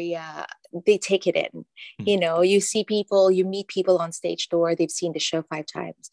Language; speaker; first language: English; non-native, local second language; Filipino